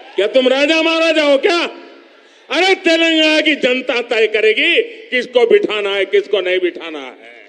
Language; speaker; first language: Hindi; native; Hindi